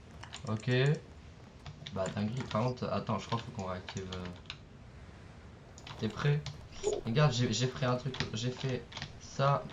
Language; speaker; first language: French; native; French